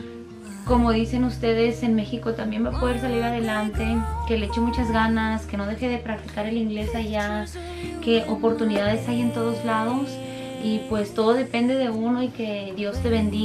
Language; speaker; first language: Spanish; native; Spanish